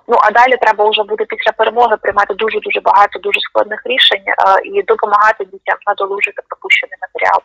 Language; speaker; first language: Ukrainian; native; Ukrainian